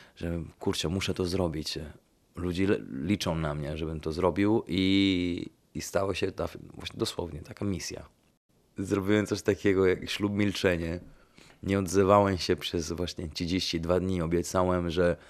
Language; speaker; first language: Polish; non-native, fluent; Italian